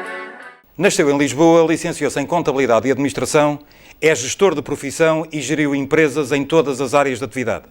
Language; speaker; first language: Portuguese; native; Portuguese